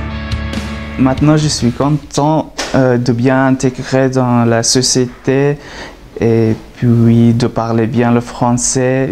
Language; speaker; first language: French; non-native, fluent; Persian